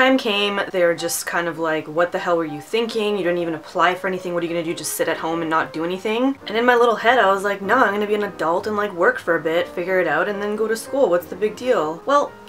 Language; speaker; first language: English; early bilingual, other home language; Romanian